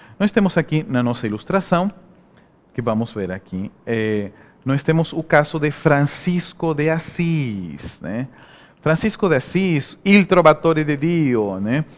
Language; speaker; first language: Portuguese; non-native, fluent; Spanish